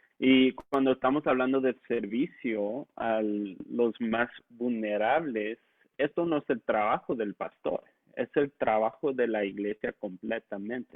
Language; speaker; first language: Spanish; non-native, local second language; English